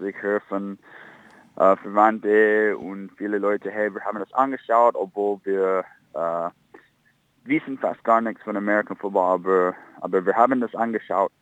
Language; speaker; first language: German; non-native, fluent; English